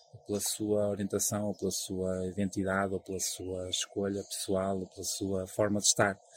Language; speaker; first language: Portuguese; native; Portuguese